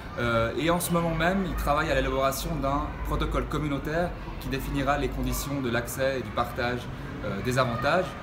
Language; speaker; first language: French; native; French